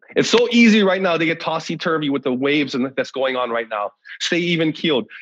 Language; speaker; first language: English; native; English